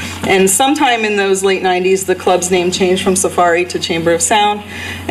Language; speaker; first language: English; native; English